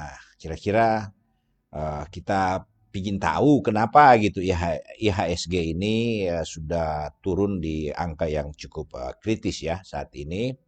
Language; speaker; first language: Indonesian; native; Indonesian